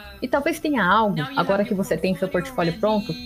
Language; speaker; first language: Portuguese; non-native, learner; English